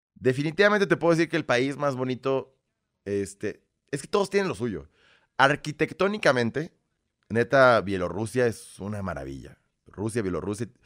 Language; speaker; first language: Spanish; early bilingual, other home language; Russian